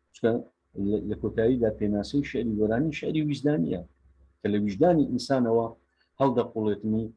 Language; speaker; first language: Central Kurdish; native; Central Kurdish